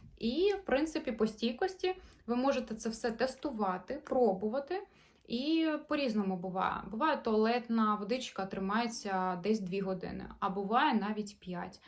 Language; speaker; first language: Ukrainian; non-native, local second language; Russian